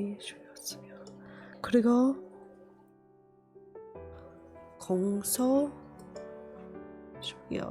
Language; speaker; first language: Korean; non-native, learner; English